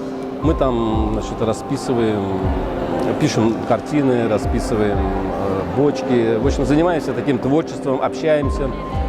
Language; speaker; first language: Russian; native; Russian